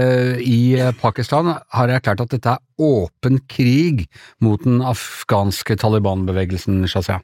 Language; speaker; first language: Norwegian; native; Norwegian